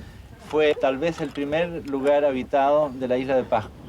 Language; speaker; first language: Spanish; native; Spanish